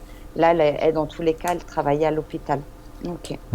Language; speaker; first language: French; non-native, fluent; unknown